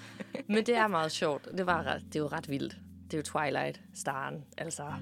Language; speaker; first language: Danish; native; Danish